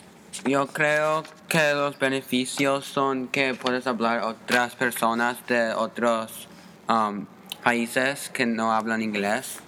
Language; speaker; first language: Spanish; non-native, learner; English